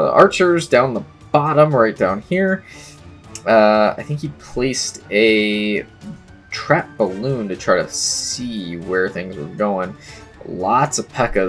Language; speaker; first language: English; native; English